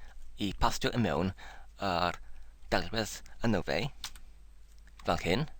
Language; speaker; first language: Welsh; non-native, learner; English